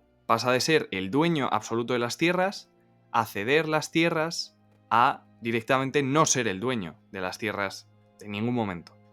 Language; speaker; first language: Spanish; native; Spanish